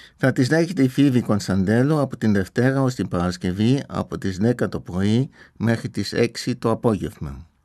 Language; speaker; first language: Greek; non-native, fluent; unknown